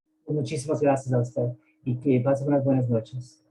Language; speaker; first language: Spanish; early bilingual, heritage; Spanish